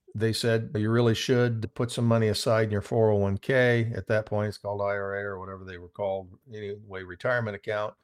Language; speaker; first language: English; native; English